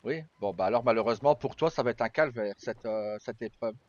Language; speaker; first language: French; native; French